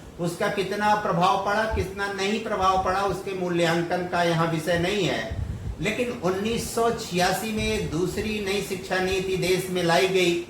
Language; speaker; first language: Hindi; native; Hindi